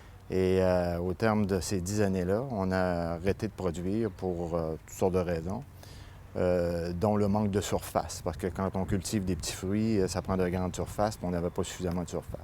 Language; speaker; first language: French; native; French